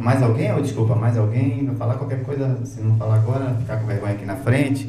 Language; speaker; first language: Portuguese; native; Portuguese